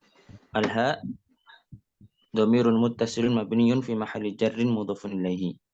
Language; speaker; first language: Arabic; non-native, learner; Indonesian